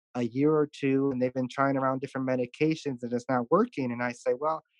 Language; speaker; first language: English; native; English